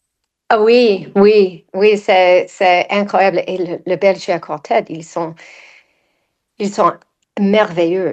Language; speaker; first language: French; non-native, fluent; English